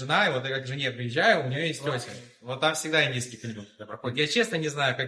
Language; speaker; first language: Russian; native; Russian